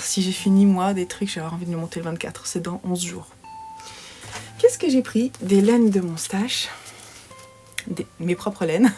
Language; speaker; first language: French; native; French